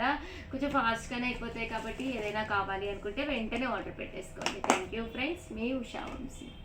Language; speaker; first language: Telugu; native; Telugu